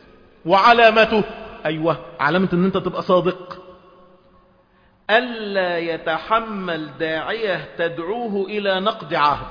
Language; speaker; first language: Arabic; native; Arabic